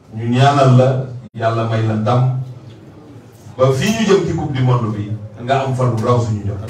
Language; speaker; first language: Wolof; non-native, local second language; Serer